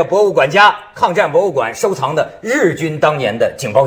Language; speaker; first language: Chinese; native; Chinese